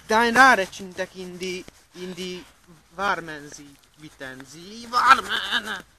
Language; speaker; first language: German; non-native, learner; Hungarian